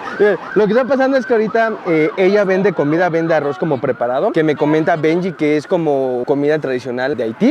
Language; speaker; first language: Spanish; native; Spanish